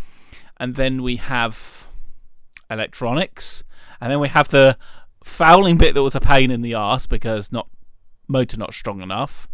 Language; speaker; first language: English; native; English